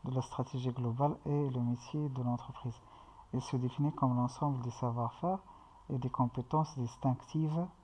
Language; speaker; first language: French; non-native, local second language; Arabic